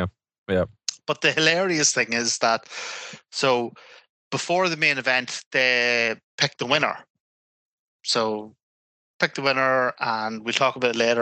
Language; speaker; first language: English; native; English